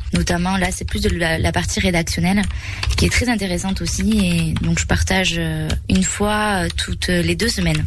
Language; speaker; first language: French; early bilingual, other home language; Spanish